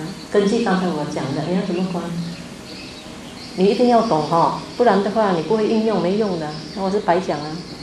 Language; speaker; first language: Chinese; native; Chinese